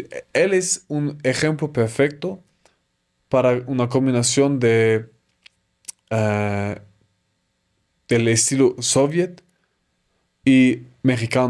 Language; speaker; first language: Spanish; non-native, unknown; German